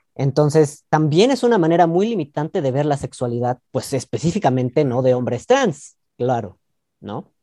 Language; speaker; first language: Spanish; native; Spanish